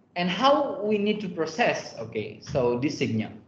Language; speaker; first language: English; non-native, fluent; Indonesian